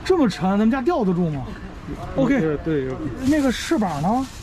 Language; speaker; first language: Chinese; native; Chinese